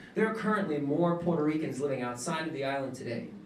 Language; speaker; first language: English; native; English